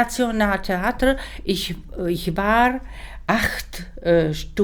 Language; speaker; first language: German; non-native, learner; Czech